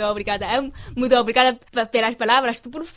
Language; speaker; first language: Portuguese; non-native, fluent; Chinese